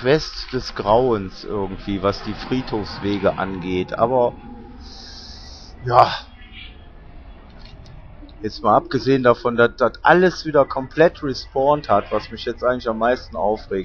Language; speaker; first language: German; native; German